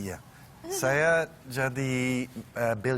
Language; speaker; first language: Indonesian; non-native, learner; Dutch